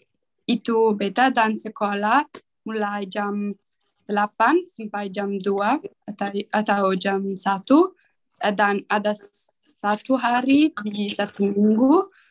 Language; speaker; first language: Indonesian; non-native, learner; Italian